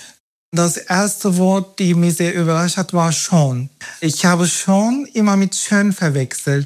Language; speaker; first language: German; non-native, fluent; Turkish